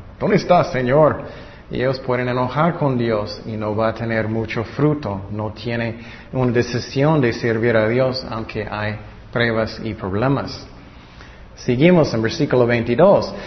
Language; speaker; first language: Spanish; non-native, fluent; English